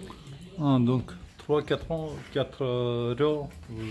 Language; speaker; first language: French; non-native, learner; Russian